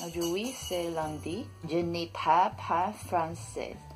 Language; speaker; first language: French; non-native, learner; Cantonese